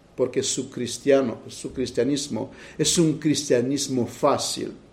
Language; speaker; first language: Spanish; non-native, fluent; Romanian